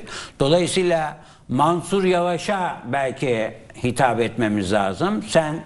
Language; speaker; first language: Turkish; native; Turkish